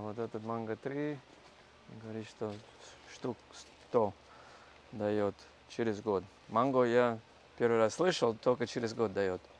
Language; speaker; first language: Russian; non-native, learner; English